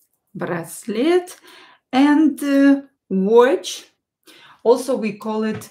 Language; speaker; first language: English; non-native, fluent; Russian